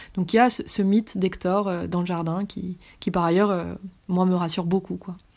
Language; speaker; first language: French; native; French